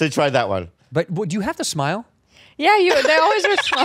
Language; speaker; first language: English; native; English